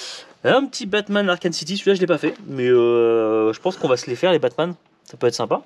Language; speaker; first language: French; native; French